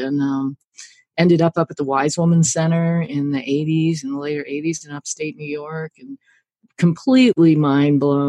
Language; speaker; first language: English; native; English